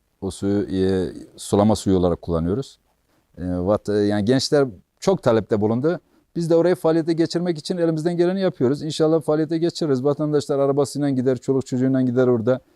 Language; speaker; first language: Turkish; native; Turkish